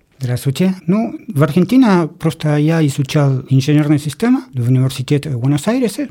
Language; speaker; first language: Russian; non-native, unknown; Spanish